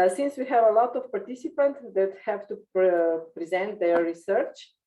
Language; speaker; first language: English; non-native, fluent; Slovenian